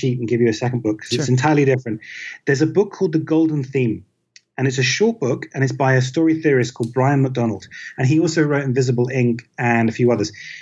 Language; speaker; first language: English; native; English